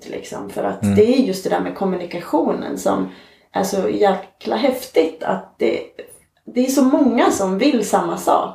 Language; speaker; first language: Swedish; native; Swedish